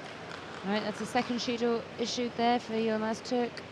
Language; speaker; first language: English; native; English